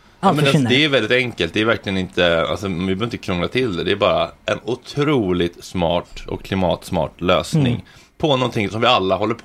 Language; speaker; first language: Swedish; native; Swedish